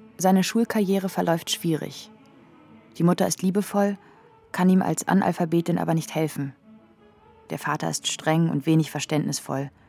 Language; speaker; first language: German; native; German